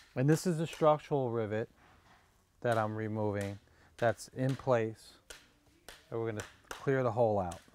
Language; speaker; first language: English; native; English